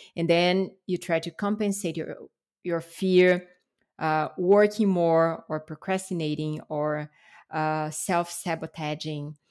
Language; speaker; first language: English; non-native, fluent; Portuguese